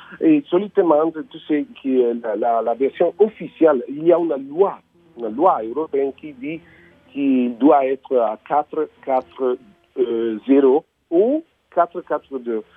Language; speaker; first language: French; non-native, learner; Italian